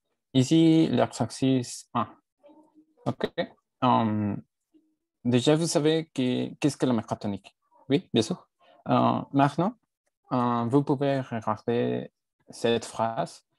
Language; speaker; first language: French; non-native, learner; Spanish